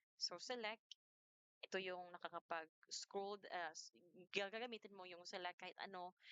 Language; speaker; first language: Filipino; non-native, local second language; Cebuano